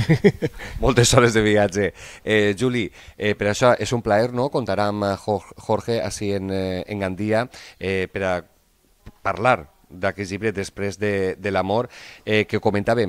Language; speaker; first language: Catalan; native; Catalan